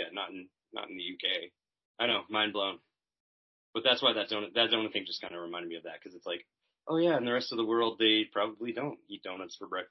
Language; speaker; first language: English; native; English